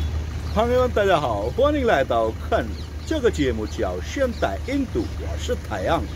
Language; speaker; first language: Chinese; non-native, learner; Hindi